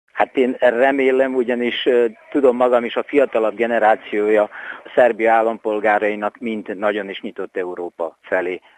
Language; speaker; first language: Hungarian; native; Hungarian